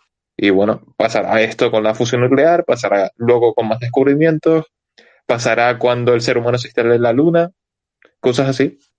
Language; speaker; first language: Spanish; native; Spanish